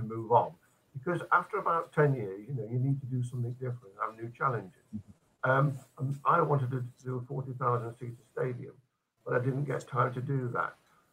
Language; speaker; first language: English; native; English